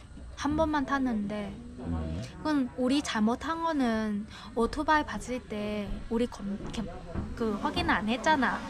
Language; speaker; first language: Korean; non-native, fluent; Vietnamese